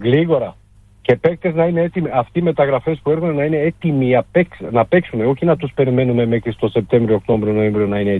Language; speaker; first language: Greek; non-native, fluent; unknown